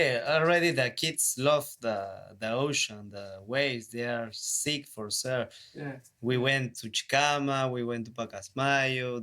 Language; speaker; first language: English; non-native, learner; Spanish